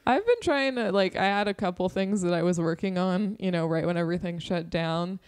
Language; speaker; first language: English; native; English